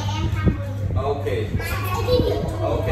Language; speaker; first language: English; non-native, learner; Khmer